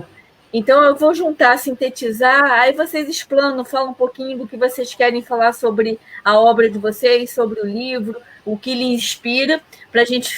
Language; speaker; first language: Portuguese; native; Portuguese